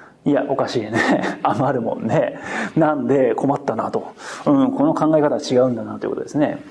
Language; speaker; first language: Japanese; native; Japanese